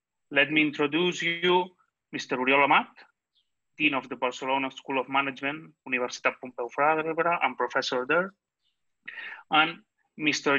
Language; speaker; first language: English; non-native, fluent; Catalan